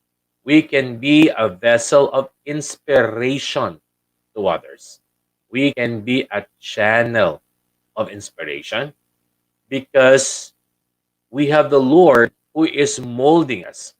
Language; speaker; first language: English; non-native, local second language; Filipino